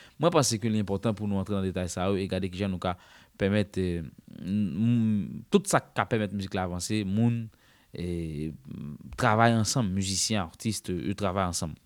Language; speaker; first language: French; non-native, local second language; Haitian Creole